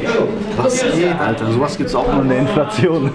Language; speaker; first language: German; native; German